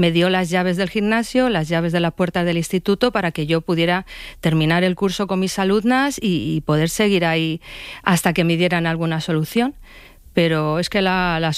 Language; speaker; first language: Spanish; native; Spanish